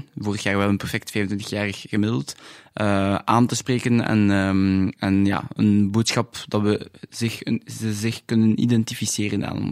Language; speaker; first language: Dutch; non-native, local second language; French